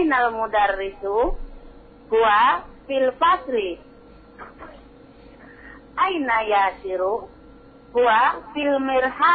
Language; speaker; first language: Arabic; non-native, learner; Indonesian